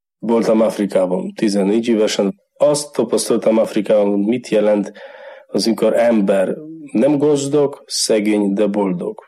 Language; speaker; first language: Hungarian; non-native, learner; Polish